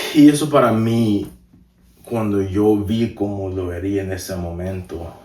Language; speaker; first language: Spanish; early bilingual, heritage; Spanish